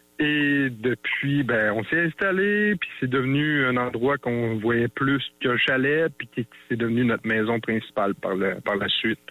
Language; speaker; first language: French; native; French